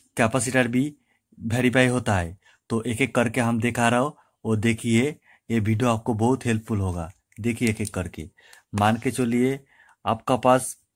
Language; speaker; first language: Hindi; non-native, local second language; Bangla